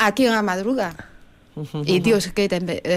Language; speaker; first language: Spanish; non-native, learner; Chinese